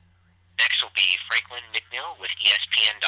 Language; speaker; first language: English; native; English